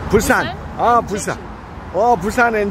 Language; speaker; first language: English; non-native, learner; Korean